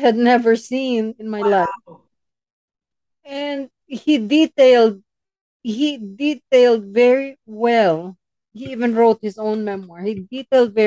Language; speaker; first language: English; non-native, local second language; Filipino